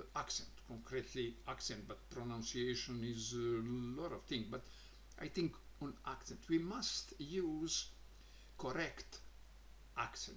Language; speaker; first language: English; non-native, learner; Croatian